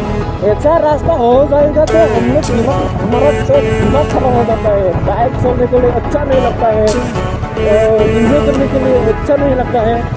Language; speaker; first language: Hindi; non-native, local second language; Bodo